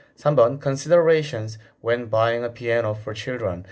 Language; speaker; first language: English; non-native, fluent; Korean